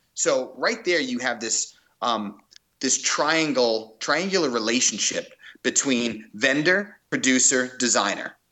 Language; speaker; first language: English; native; English